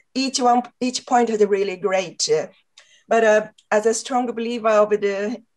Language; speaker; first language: English; non-native, fluent; Japanese